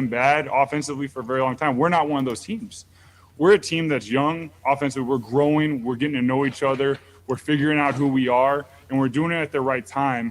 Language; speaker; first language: English; native; English